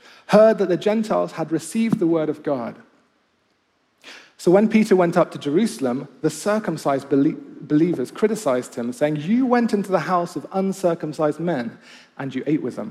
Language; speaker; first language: English; native; English